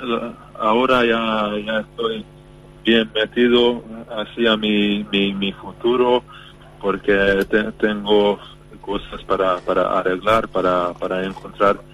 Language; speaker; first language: Spanish; non-native, fluent; Hungarian